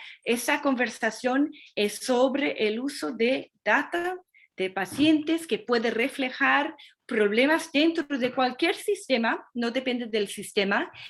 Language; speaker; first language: Spanish; non-native, fluent; English